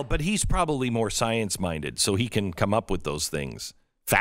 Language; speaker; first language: English; native; English